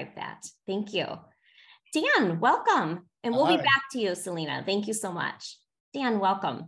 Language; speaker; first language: English; native; English